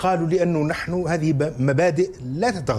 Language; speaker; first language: Arabic; native; Arabic